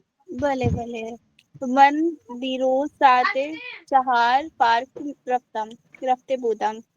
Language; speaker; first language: Persian; non-native, learner; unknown